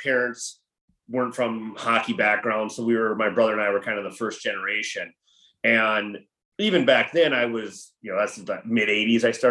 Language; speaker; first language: English; native; English